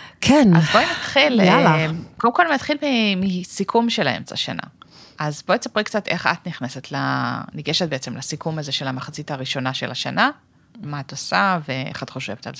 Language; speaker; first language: Hebrew; native; Hebrew